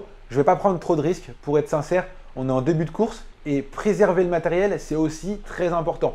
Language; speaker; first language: French; native; French